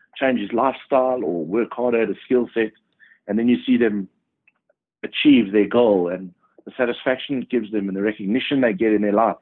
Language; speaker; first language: English; native; English